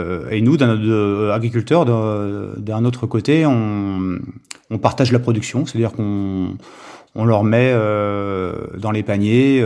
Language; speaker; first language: French; native; French